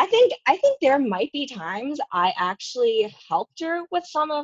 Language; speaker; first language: English; non-native, local second language; Cantonese